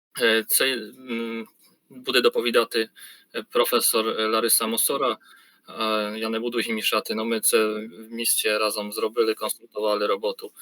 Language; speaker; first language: Polish; non-native, learner; Ukrainian